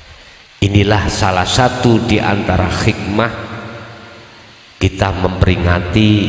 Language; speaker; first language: Indonesian; non-native, local second language; Javanese